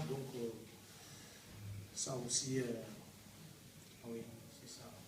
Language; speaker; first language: French; non-native, local second language; Malagasy